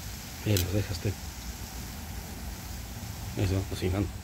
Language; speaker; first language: Spanish; native; Spanish